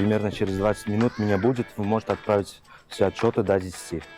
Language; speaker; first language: Russian; non-native, local second language; Uzbek